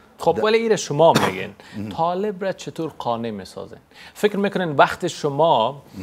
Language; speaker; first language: Persian; native; Persian